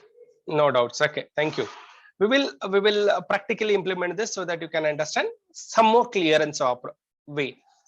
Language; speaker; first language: English; non-native, local second language; Kannada